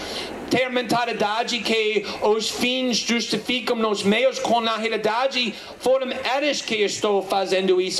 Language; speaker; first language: Portuguese; non-native, fluent; English